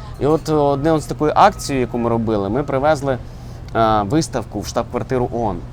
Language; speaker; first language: Ukrainian; native; Ukrainian